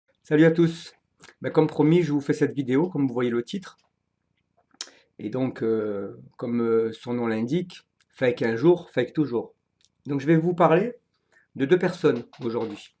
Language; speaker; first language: French; native; French